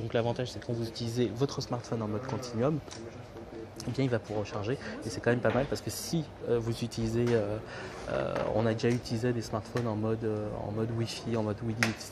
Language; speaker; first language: French; native; French